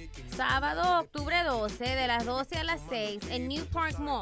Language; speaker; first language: Spanish; early bilingual, heritage; Spanish